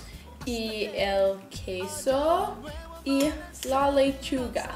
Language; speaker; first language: Spanish; non-native, learner; English